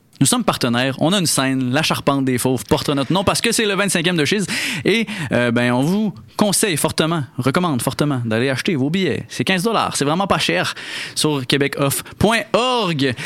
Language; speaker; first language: French; native; French